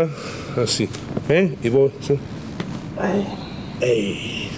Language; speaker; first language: Portuguese; non-native, learner; English